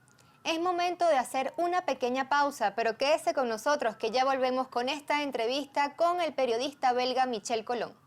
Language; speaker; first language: Spanish; native; Spanish